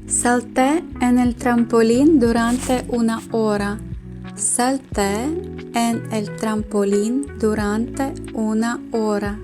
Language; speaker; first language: Spanish; non-native, fluent; Ukrainian